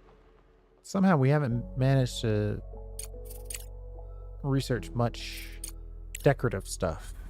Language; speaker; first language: English; native; English